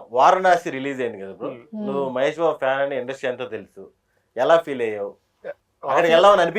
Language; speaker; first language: Telugu; native; Telugu